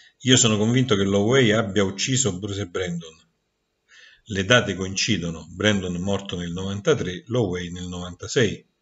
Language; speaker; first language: Italian; native; Italian